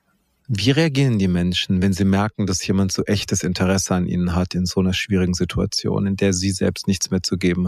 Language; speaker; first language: German; native; German